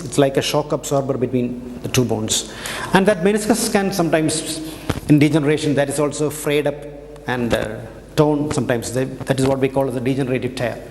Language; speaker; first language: English; non-native, local second language; Malayalam